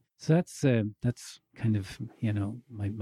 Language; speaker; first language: English; native; English